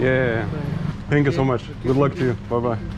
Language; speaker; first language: English; non-native, learner; Lithuanian